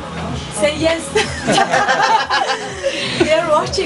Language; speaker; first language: English; non-native, learner; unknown